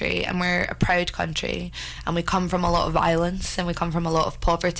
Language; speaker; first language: English; native; English